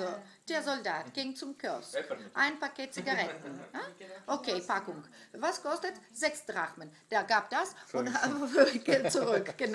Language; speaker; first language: German; non-native, fluent; Greek